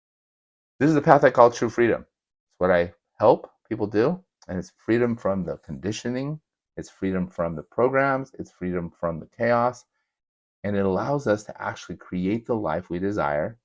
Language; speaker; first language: English; native; English